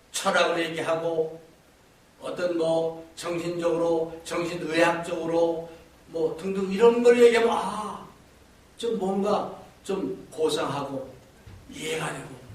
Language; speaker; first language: Korean; native; Korean